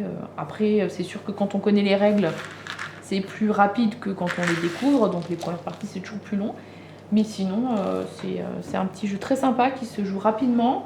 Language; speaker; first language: French; native; French